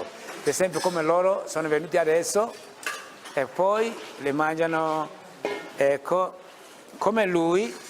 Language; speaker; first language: Italian; non-native, fluent; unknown